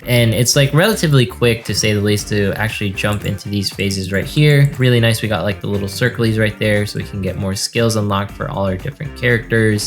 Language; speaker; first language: English; native; English